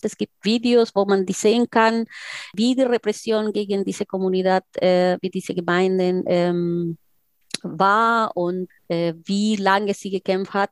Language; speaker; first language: German; non-native, fluent; Spanish